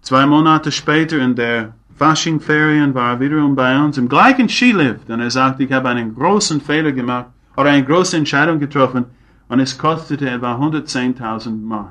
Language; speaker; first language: German; non-native, fluent; English